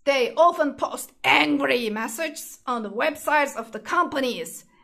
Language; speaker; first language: English; non-native, fluent; Turkish